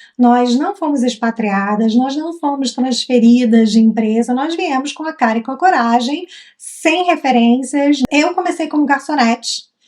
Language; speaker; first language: Portuguese; native; Portuguese